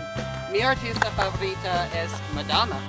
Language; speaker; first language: Spanish; non-native, learner; English